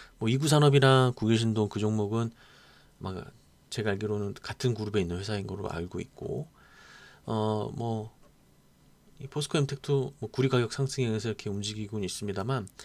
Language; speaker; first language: Korean; native; Korean